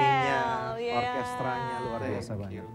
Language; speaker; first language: Indonesian; native; Indonesian